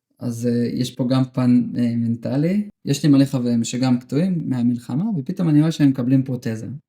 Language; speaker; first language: Hebrew; early bilingual, other home language; Russian